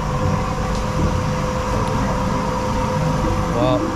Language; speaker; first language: Japanese; non-native, learner; Korean